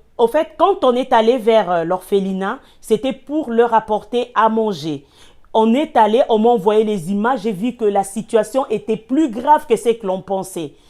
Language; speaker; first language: French; non-native, local second language; Lingala